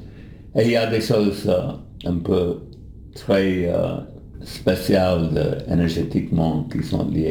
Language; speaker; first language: French; non-native, learner; English